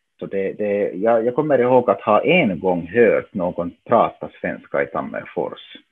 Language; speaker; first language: Swedish; non-native, local second language; Finnish